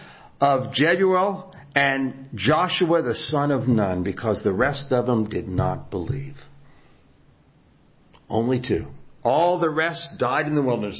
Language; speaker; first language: English; native; English